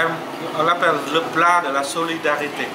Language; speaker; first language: French; non-native, fluent; Vietnamese